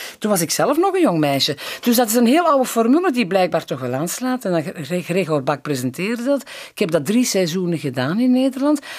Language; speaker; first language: Dutch; native; Dutch